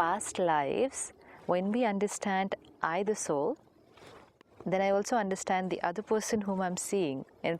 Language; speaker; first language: English; non-native, local second language; Hindi